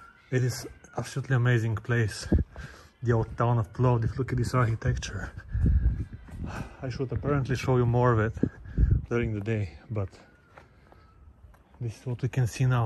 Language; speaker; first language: English; non-native, fluent; Bulgarian